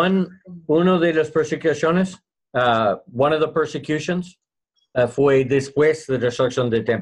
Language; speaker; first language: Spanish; non-native, learner; English